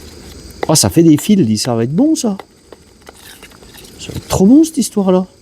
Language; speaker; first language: French; native; French